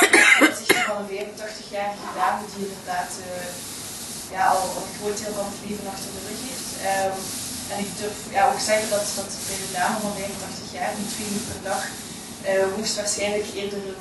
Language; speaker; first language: Dutch; native; Dutch